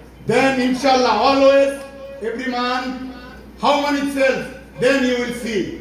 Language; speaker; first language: English; non-native, learner; Bangla